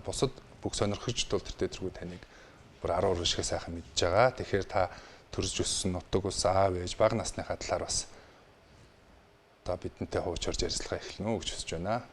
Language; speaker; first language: Mongolian; native; Mongolian